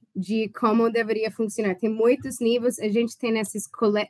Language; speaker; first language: Portuguese; non-native, fluent; English